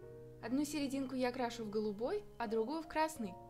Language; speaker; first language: Russian; native; Russian